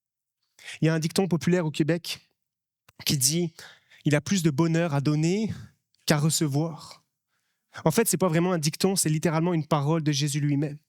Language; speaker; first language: French; native; French